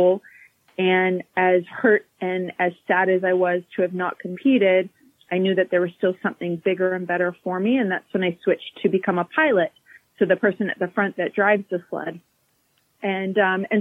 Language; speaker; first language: English; native; English